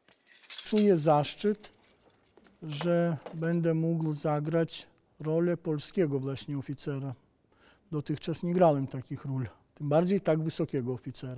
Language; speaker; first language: Polish; native; Polish